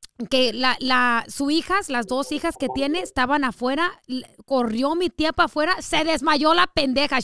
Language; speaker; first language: Spanish; early bilingual, heritage; Spanish